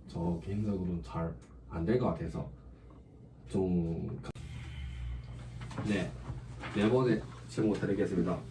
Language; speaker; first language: Korean; non-native, learner; Chinese